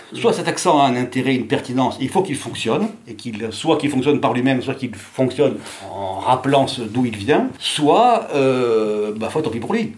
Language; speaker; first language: French; native; French